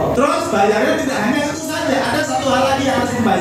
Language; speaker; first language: Indonesian; native; Indonesian